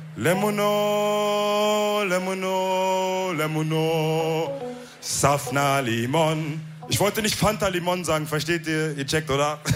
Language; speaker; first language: German; early bilingual, other home language; Wolof